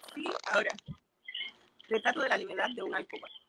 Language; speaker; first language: Spanish; native; Spanish